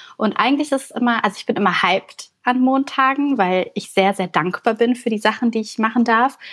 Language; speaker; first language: German; early bilingual, other home language; Bulgarian